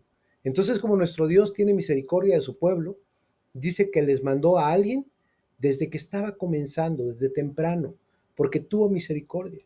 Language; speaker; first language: Spanish; native; Spanish